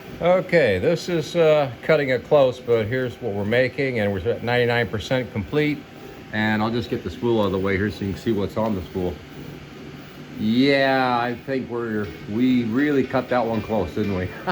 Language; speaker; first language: English; native; English